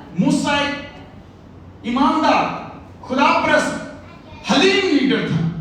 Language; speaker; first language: Urdu; non-native, local second language; Punjabi